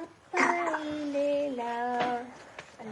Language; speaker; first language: French; native; French